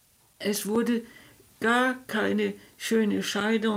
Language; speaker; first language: German; non-native, fluent; Danish